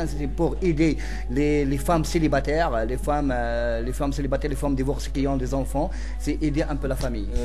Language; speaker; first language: French; non-native, local second language; Central Atlas Tamazight